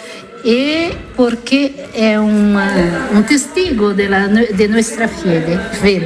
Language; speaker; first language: Spanish; non-native, learner; French